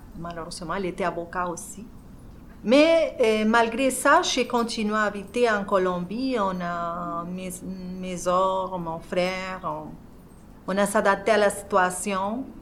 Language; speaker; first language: French; non-native, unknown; Spanish